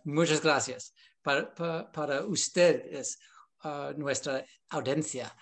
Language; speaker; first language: Spanish; non-native, learner; English